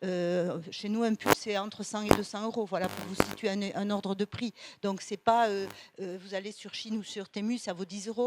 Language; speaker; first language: French; native; French